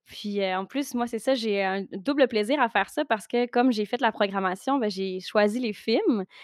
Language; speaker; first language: French; native; French